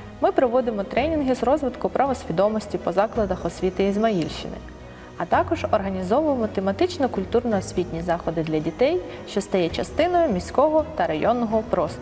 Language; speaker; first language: Ukrainian; native; Ukrainian